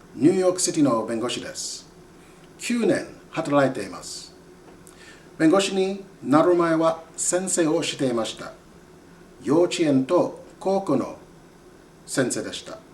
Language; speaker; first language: Japanese; non-native, learner; English